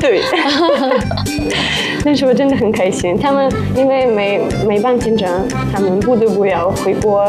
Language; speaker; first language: Chinese; non-native, fluent; Russian